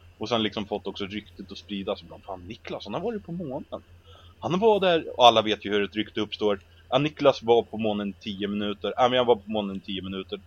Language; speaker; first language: Swedish; native; Swedish